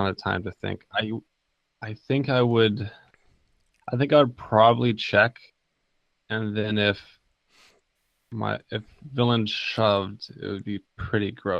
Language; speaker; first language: English; native; English